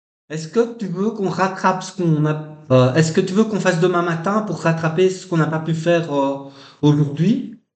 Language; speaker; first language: French; native; French